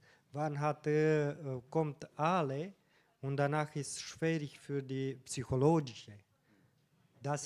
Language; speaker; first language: German; non-native, learner; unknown